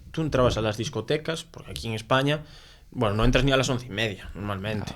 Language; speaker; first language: Spanish; native; Spanish